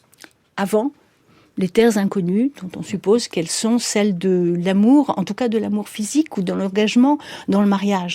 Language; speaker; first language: French; native; French